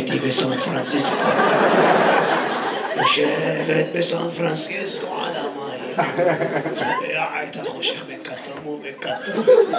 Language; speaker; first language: Hebrew; non-native, local second language; Arabic